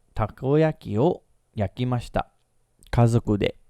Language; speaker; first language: Japanese; non-native, fluent; English